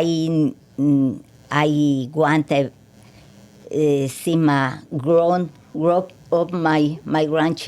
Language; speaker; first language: English; non-native, learner; Spanish